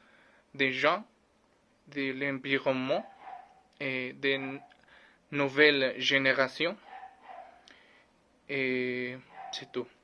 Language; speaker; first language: French; non-native, learner; Spanish